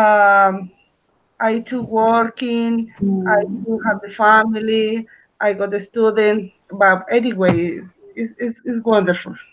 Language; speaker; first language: English; non-native, learner; Spanish